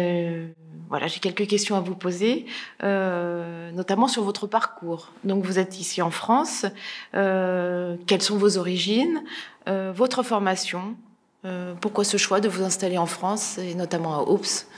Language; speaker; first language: French; native; French